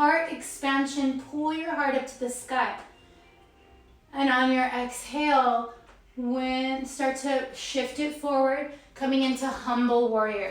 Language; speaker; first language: English; native; English